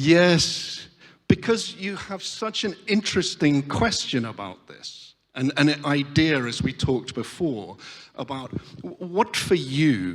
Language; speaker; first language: English; non-native, fluent; Italian